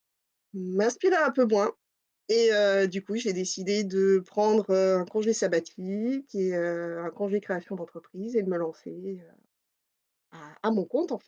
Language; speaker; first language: French; native; French